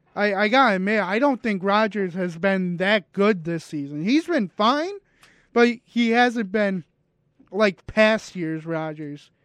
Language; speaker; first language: English; native; English